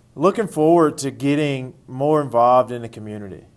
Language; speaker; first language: English; native; English